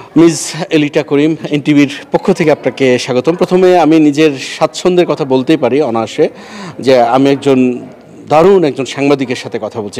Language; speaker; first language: Bangla; native; Bangla